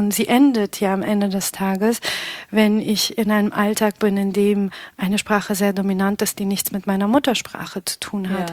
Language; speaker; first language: German; early bilingual, other home language; Pashto